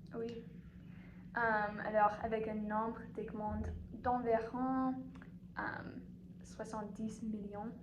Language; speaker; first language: French; non-native, fluent; English